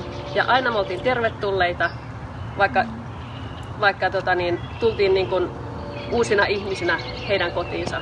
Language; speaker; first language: Finnish; native; Finnish